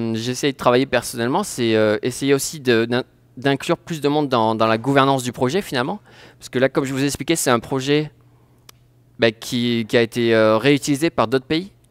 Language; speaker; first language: French; native; French